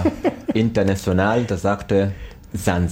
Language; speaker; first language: German; non-native, learner; Swahili